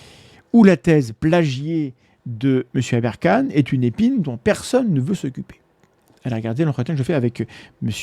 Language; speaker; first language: French; native; French